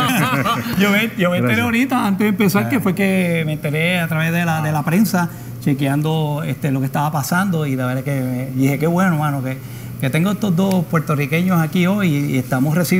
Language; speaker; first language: Spanish; native; Spanish